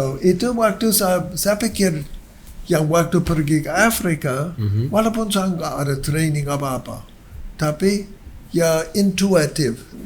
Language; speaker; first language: Indonesian; non-native, learner; English